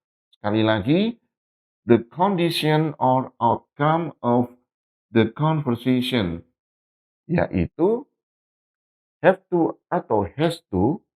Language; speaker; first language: English; non-native, fluent; Indonesian